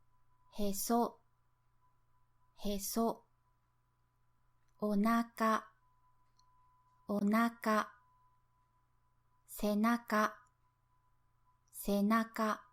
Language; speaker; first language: Japanese; native; Japanese